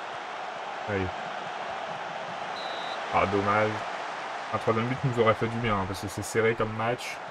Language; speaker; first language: French; native; French